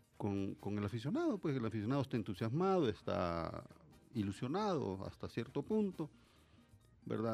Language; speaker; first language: Spanish; native; Spanish